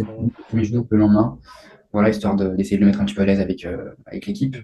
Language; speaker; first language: French; native; French